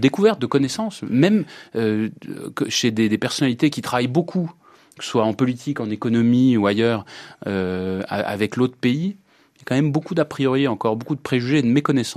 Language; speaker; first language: French; native; French